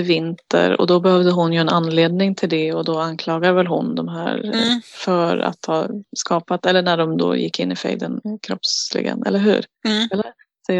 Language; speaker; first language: Swedish; native; Swedish